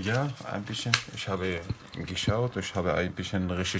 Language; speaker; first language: German; non-native, learner; Arabic